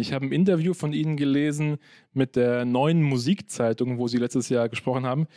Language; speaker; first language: German; native; German